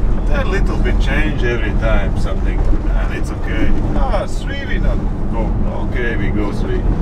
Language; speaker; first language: English; non-native, learner; Russian